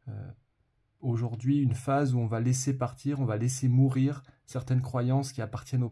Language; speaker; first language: French; native; French